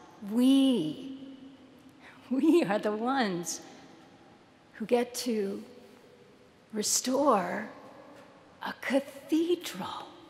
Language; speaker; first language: English; native; English